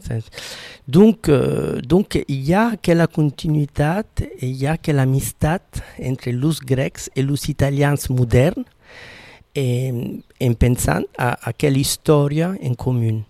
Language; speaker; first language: French; non-native, fluent; Italian